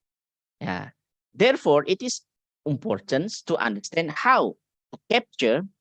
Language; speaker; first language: English; non-native, learner; Indonesian